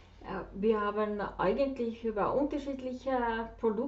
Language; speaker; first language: German; non-native, fluent; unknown